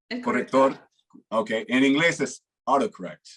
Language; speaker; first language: Spanish; non-native, fluent; English